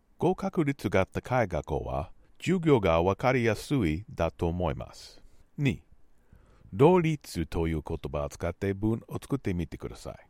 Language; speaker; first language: Japanese; non-native, learner; English